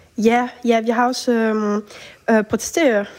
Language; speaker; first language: Danish; early bilingual, heritage; Danish